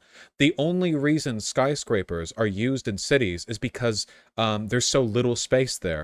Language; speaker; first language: English; native; English